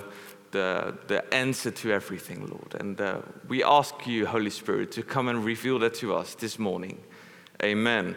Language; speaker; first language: English; non-native, fluent; Dutch